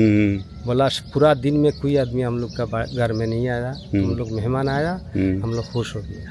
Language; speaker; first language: Hindi; non-native, fluent; Pashto